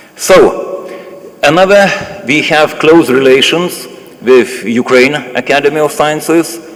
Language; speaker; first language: English; non-native, fluent; Lithuanian